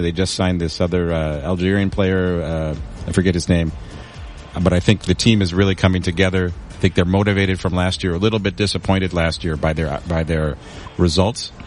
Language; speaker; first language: English; native; English